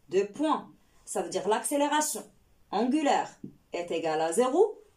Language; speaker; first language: French; non-native, local second language; Arabic